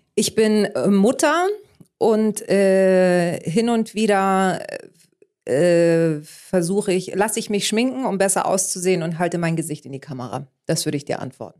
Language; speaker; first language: German; early bilingual, other home language; Greek